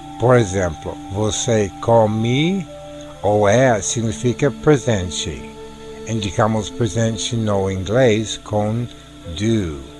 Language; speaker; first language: Portuguese; non-native, fluent; English